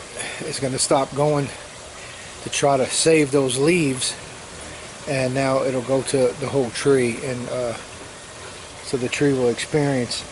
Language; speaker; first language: English; native; English